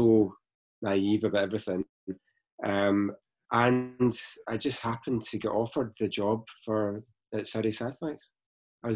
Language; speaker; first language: English; native; English